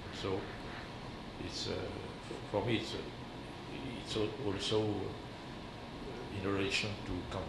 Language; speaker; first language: English; non-native, learner; French